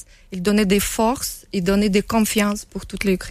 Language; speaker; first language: French; non-native, learner; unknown